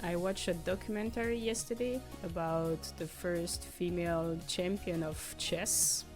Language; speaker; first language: English; non-native, fluent; French